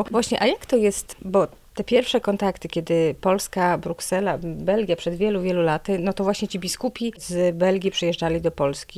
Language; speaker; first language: Polish; native; Polish